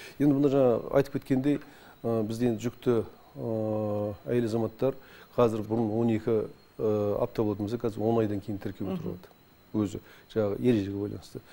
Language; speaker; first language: Kazakh; native; Kazakh